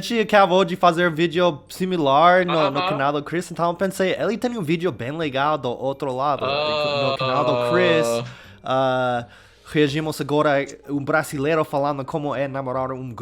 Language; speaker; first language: Portuguese; non-native, fluent; English